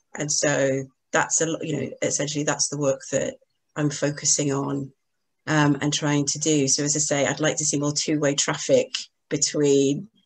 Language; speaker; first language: English; native; English